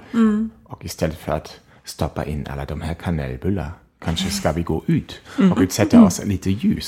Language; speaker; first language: Swedish; non-native, fluent; German